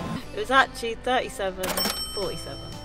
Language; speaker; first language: English; native; English